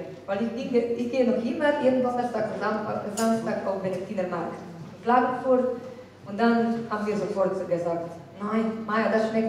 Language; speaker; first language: German; non-native, fluent; Slovenian